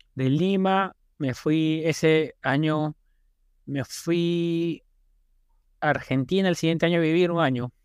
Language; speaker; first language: Spanish; native; Spanish